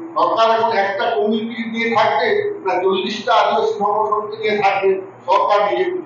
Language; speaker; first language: Bangla; non-native, local second language; Santali